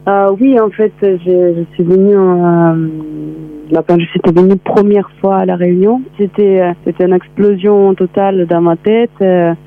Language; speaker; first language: French; non-native, fluent; Armenian